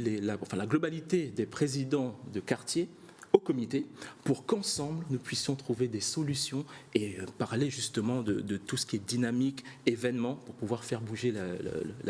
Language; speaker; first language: French; native; French